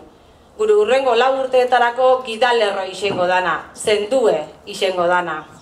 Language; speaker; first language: Basque; native; Basque